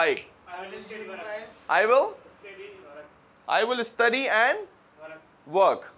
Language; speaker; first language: English; non-native, local second language; Urdu